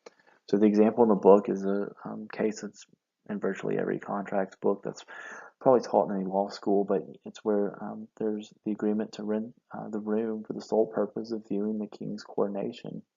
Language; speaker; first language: English; native; English